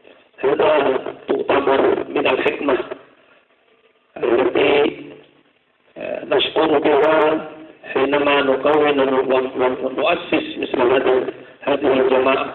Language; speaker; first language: Arabic; non-native, fluent; Madurese